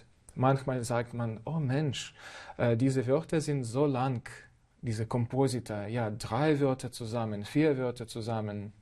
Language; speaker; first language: German; non-native, fluent; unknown